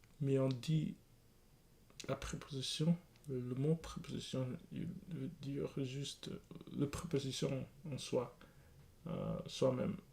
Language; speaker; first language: French; non-native, learner; English